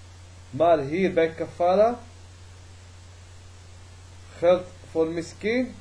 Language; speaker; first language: Dutch; early bilingual, other home language; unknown